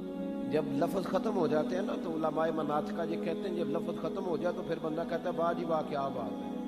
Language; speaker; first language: Urdu; native; Urdu